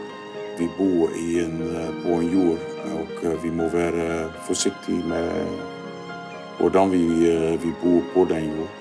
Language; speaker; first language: Norwegian; non-native, fluent; Dutch